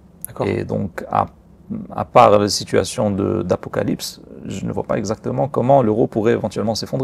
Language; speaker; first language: French; non-native, local second language; Arabic